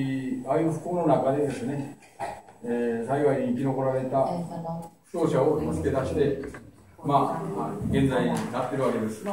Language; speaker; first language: Japanese; native; Japanese